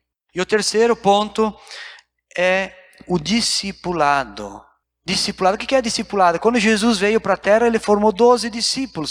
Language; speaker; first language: Portuguese; native; Portuguese